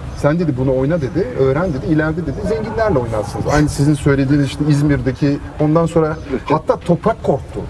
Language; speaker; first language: Turkish; native; Turkish